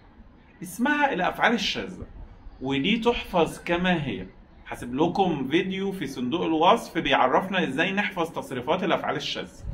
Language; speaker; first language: Arabic; native; Arabic